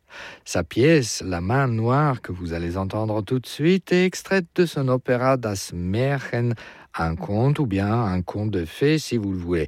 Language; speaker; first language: French; non-native, fluent; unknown